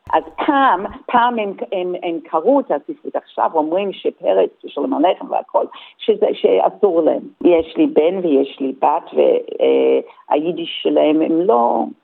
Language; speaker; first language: Hebrew; non-native, fluent; Yiddish